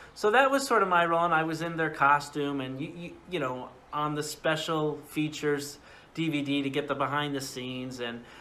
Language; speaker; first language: English; native; English